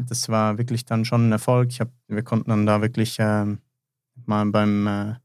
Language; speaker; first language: German; native; German